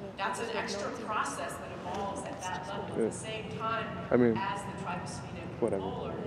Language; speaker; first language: English; native; English